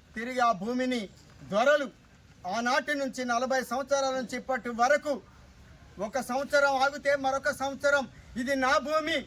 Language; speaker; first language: Telugu; native; Telugu